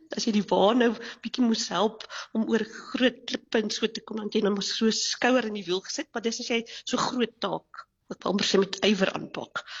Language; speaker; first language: Afrikaans; native; Afrikaans